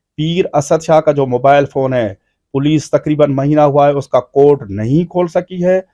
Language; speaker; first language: Urdu; non-native, local second language; Sindhi